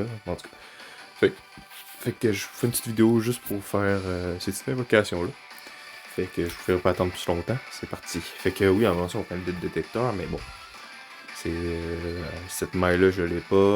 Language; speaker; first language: French; native; French